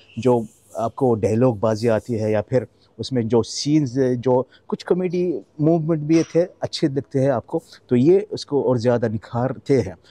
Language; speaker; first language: Hindi; non-native, fluent; Arabic